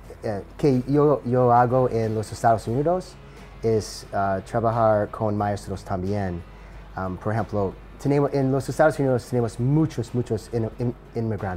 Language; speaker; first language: Spanish; non-native, learner; English